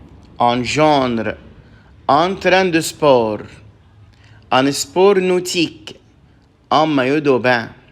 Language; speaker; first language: French; non-native, fluent; Arabic